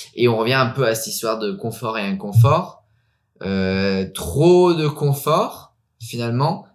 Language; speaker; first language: French; early bilingual, heritage; French